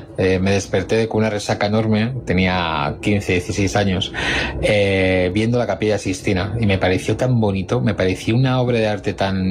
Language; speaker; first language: Spanish; native; Spanish